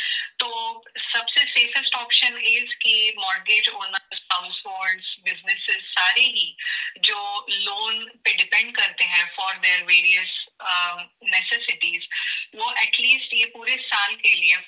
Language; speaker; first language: Hindi; native; Hindi